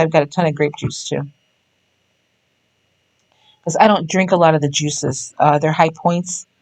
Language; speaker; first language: English; native; English